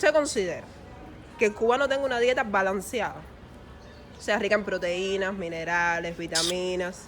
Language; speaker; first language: Spanish; native; Spanish